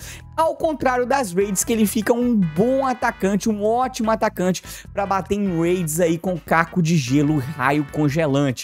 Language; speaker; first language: Portuguese; native; Portuguese